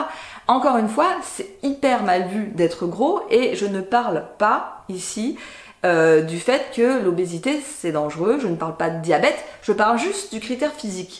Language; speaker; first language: French; native; French